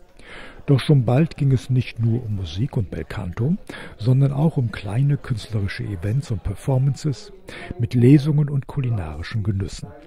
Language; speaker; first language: German; native; German